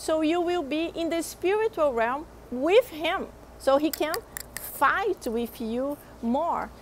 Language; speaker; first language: English; non-native, fluent; Portuguese